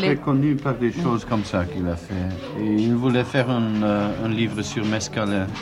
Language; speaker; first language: French; non-native, fluent; German